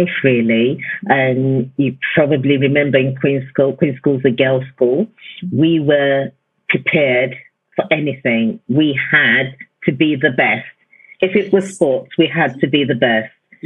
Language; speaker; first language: English; non-native, local second language; Yoruba